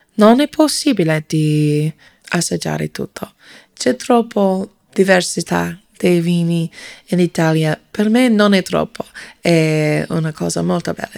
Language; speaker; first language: Italian; non-native, learner; English